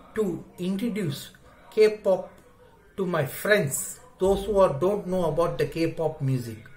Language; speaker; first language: English; non-native, local second language; Tamil